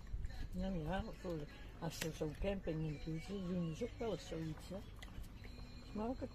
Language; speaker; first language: Dutch; native; Dutch